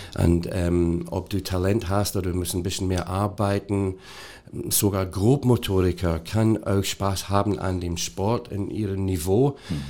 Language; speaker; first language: German; non-native, fluent; English